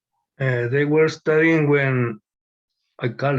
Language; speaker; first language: English; non-native, learner; Spanish